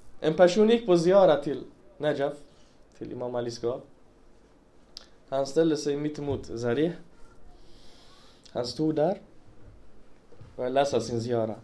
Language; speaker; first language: Swedish; early bilingual, other home language; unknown